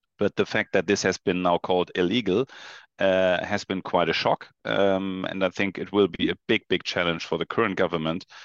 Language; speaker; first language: English; non-native, fluent; German